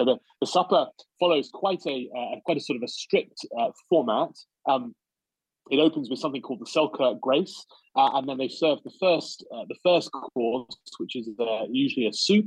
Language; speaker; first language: English; native; English